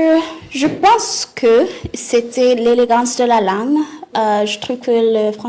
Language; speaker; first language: French; non-native, fluent; Southern Sotho